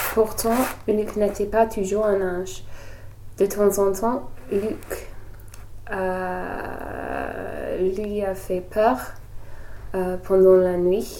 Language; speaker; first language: French; non-native, learner; English